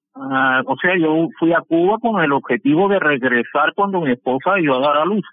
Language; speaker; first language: Spanish; native; Spanish